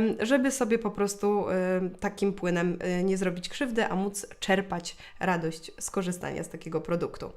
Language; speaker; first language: Polish; native; Polish